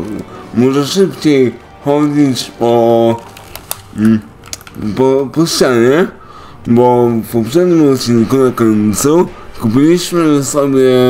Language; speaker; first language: Polish; native; Polish